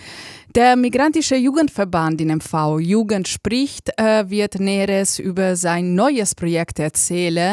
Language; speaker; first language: German; native; German